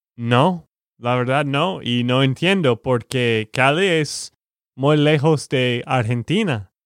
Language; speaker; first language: Spanish; non-native, learner; English